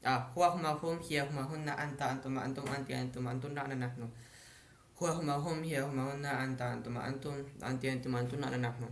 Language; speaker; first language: Arabic; non-native, learner; Filipino